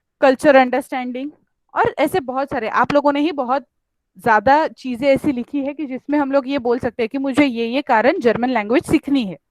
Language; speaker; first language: Hindi; non-native, local second language; Marathi